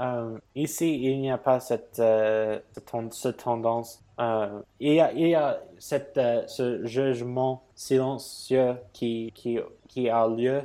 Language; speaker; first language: French; non-native, fluent; English